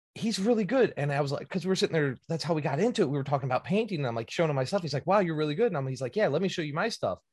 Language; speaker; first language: English; native; English